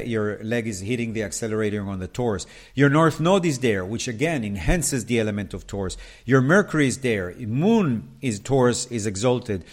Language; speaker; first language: English; non-native, fluent; Hebrew